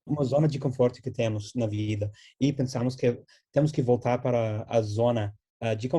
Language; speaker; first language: Portuguese; non-native, fluent; English